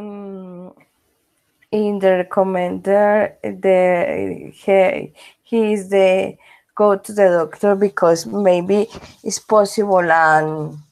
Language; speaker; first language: English; non-native, learner; Spanish